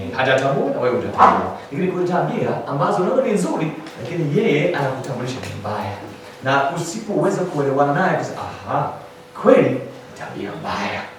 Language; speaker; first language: Swahili; non-native, fluent; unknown